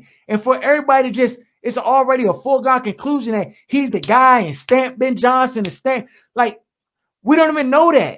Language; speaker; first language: English; native; English